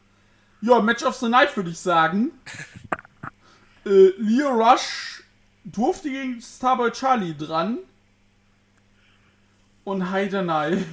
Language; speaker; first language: German; native; German